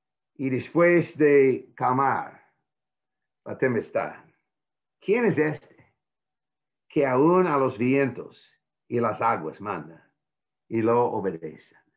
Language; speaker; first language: Spanish; non-native, fluent; English